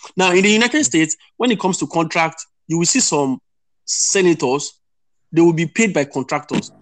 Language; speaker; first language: English; non-native, local second language; Yoruba